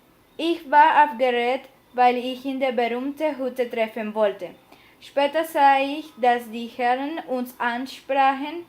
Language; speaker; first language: German; non-native, learner; Spanish